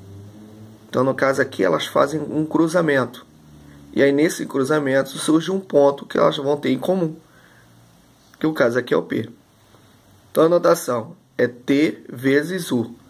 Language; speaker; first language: Portuguese; native; Portuguese